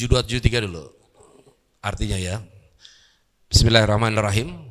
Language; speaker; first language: Indonesian; native; Indonesian